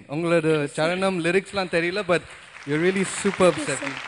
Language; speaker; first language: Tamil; early bilingual, heritage; Tamil